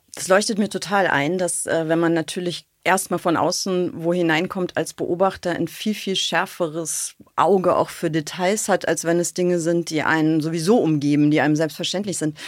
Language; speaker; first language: German; native; German